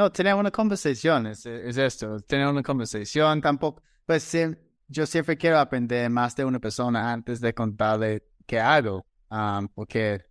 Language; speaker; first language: Spanish; non-native, fluent; English